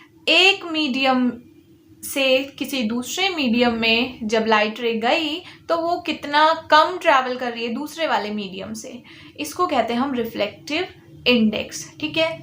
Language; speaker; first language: Hindi; native; Hindi